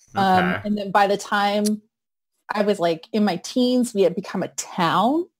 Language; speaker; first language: English; native; English